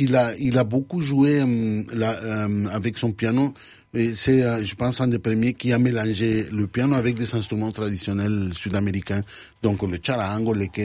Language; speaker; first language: French; non-native, fluent; Spanish